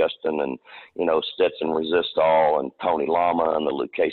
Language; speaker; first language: English; native; English